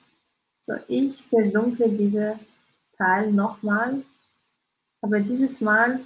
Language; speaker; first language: German; non-native, learner; Russian